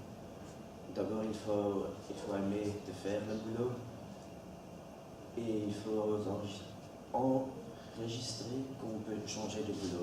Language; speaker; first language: French; non-native, learner; Dutch